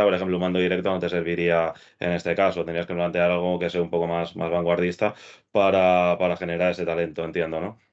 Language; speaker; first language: Spanish; native; Spanish